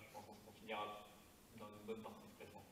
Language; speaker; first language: French; native; French